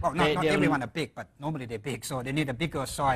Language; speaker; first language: English; non-native, fluent; Thai